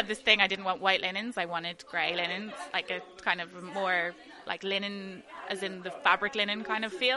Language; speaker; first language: English; native; English